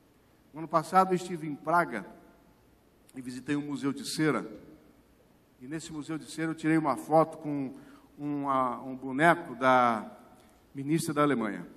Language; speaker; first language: Portuguese; native; Portuguese